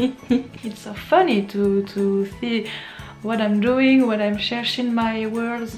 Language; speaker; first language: English; non-native, learner; French